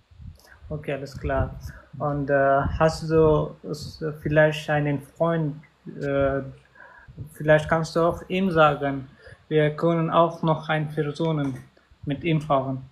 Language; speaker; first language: German; non-native, learner; Pashto